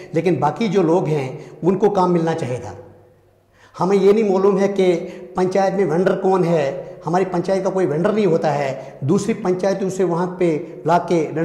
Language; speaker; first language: Hindi; native; Hindi